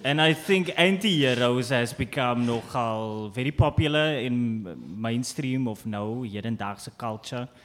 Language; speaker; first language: English; non-native, local second language; Afrikaans